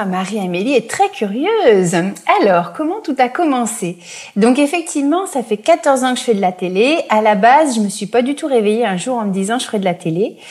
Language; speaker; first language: French; native; French